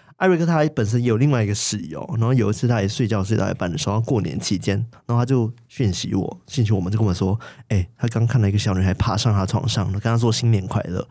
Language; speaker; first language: Chinese; native; Chinese